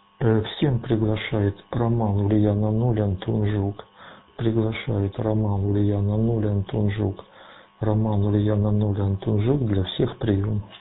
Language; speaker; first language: Russian; native; Russian